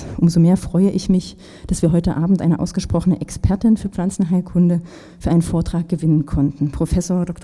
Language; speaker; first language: German; native; German